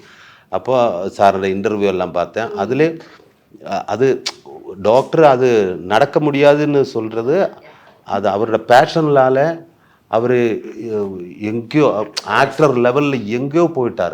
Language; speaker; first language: Tamil; non-native, learner; Malayalam